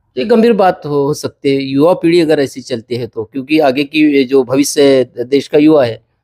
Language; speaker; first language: Hindi; non-native, local second language; Marathi